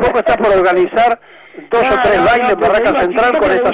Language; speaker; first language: Spanish; native; Spanish